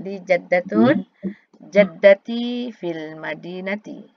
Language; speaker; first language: Arabic; non-native, learner; Malay